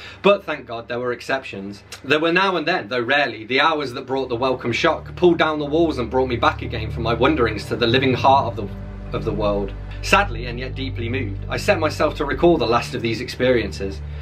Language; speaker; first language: English; native; English